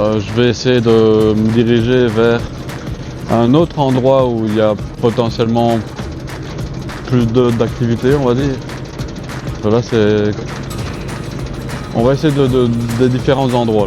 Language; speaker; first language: French; native; French